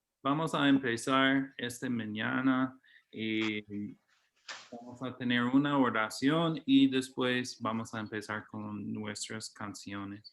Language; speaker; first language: Spanish; non-native, fluent; English